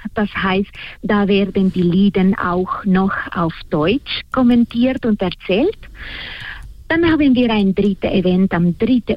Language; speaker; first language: German; non-native, fluent; Spanish